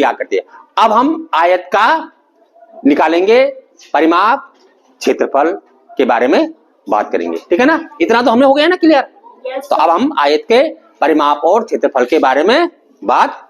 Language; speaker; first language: Hindi; native; Hindi